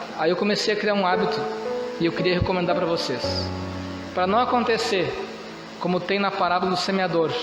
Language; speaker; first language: Portuguese; native; Portuguese